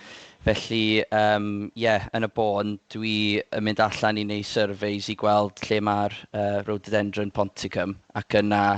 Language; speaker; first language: Welsh; native; Welsh